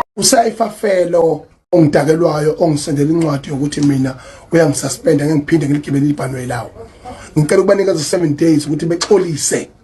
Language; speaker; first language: Zulu; native; Zulu